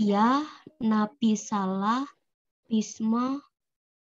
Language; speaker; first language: Russian; non-native, learner; Indonesian